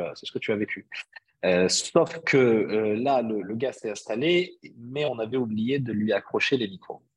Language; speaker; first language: French; early bilingual, other home language; Arabic